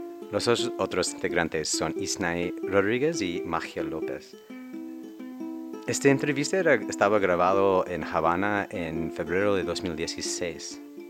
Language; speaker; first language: Spanish; non-native, fluent; English